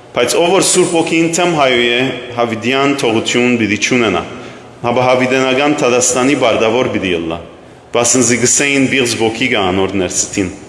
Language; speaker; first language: Armenian; early bilingual, heritage; Armenian